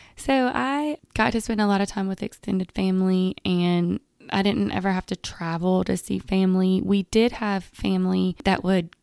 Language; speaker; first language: English; native; English